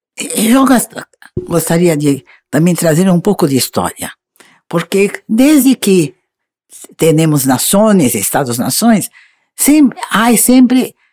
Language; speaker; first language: Spanish; non-native, learner; Portuguese